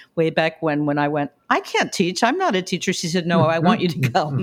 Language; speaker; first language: English; native; English